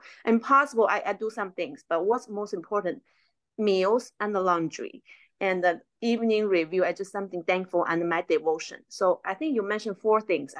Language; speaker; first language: English; non-native, fluent; Chinese